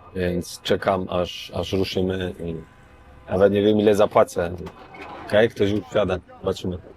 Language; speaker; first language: Polish; native; Polish